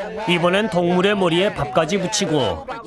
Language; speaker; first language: Korean; native; Korean